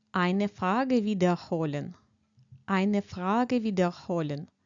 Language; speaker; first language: German; non-native, fluent; Ukrainian